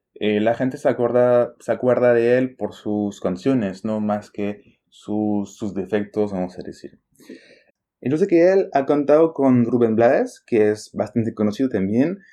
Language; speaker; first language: Spanish; non-native, fluent; French